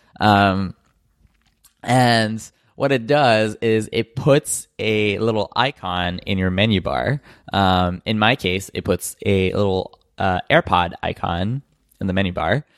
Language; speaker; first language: English; native; English